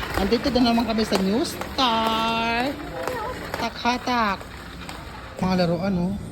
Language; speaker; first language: Filipino; non-native, local second language; Iloko